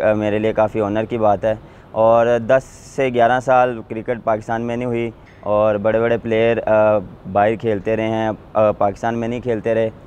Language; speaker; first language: Urdu; non-native, local second language; Punjabi